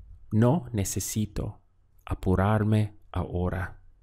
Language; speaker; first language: English; native; English